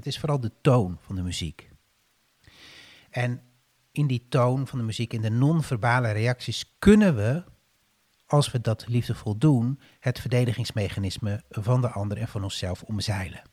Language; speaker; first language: Dutch; native; Dutch